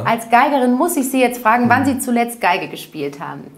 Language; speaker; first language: German; native; German